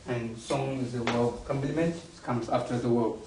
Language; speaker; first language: English; non-native, learner; Tibetan